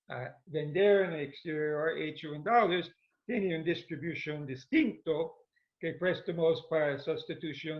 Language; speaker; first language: Spanish; non-native, fluent; English